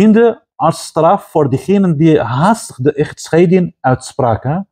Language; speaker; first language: Dutch; non-native, fluent; Arabic